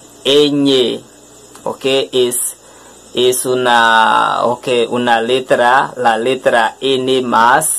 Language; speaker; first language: Spanish; non-native, learner; French